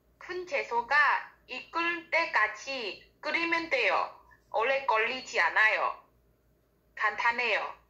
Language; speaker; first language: Korean; non-native, learner; Vietnamese